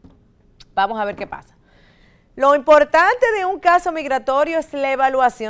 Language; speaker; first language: Spanish; native; Spanish